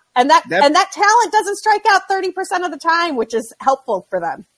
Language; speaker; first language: English; native; English